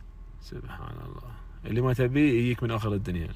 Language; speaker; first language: Arabic; native; Arabic